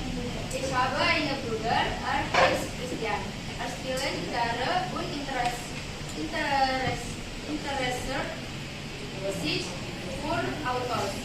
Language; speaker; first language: German; non-native, learner; Indonesian